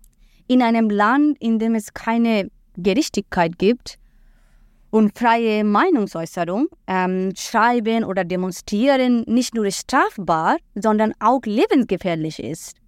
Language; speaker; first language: German; non-native, fluent; Bangla